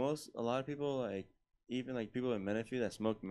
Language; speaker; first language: English; early bilingual, other home language; Spanish